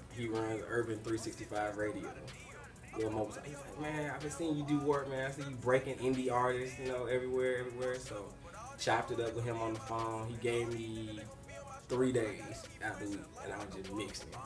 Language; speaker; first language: English; native; English